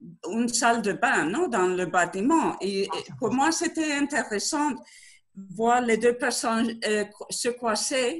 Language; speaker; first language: French; non-native, learner; Spanish